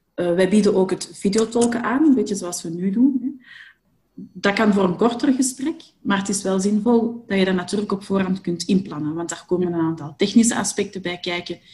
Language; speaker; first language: Dutch; native; Dutch